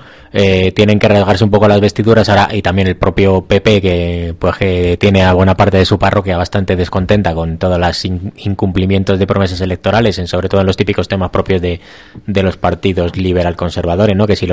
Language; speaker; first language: Spanish; native; Spanish